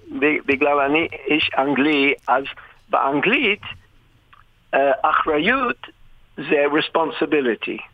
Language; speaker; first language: Hebrew; non-native, fluent; English